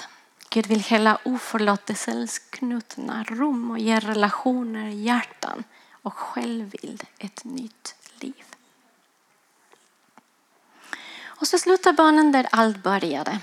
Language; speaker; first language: Swedish; non-native, fluent; Spanish